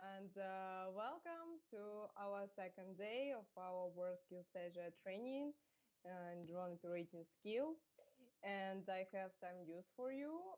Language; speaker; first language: English; non-native, fluent; Russian